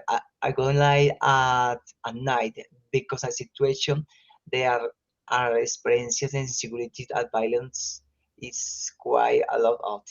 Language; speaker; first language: English; non-native, learner; Spanish